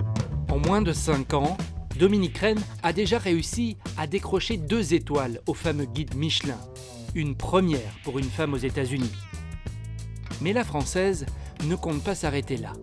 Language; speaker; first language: French; native; French